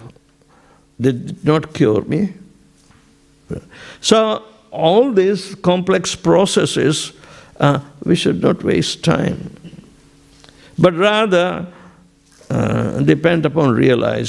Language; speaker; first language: English; non-native, local second language; Gujarati